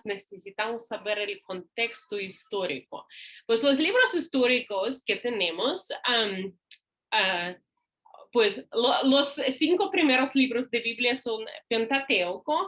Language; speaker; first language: Spanish; non-native, fluent; English